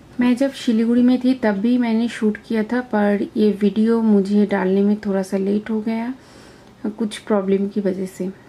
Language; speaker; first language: Hindi; non-native, local second language; Bangla